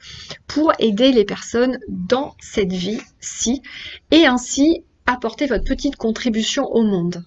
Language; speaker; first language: French; native; French